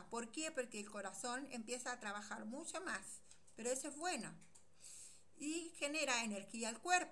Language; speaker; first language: Spanish; native; Spanish